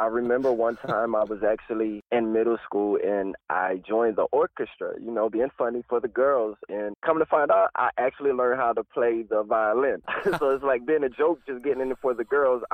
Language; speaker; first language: English; native; English